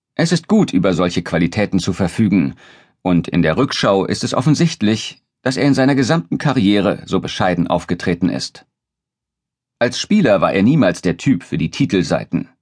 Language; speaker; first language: German; native; German